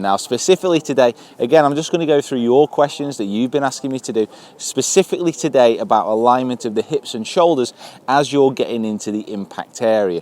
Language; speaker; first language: English; native; English